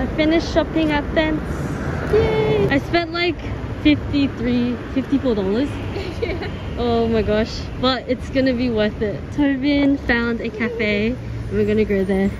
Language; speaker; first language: English; early bilingual, other home language; Korean